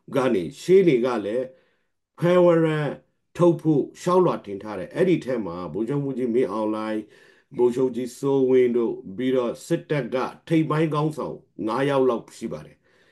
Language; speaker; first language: Burmese; non-native, local second language; Rohingya